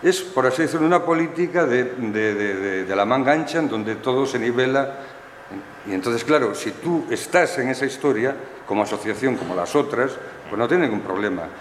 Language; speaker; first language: Spanish; native; Spanish